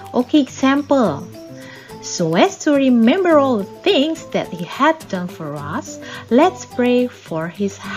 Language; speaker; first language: English; non-native, fluent; Indonesian